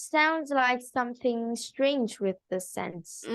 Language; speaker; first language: English; non-native, learner; Vietnamese